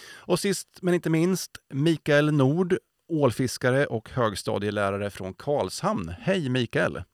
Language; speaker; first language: Swedish; native; Swedish